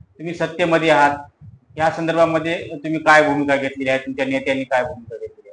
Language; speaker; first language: Marathi; native; Marathi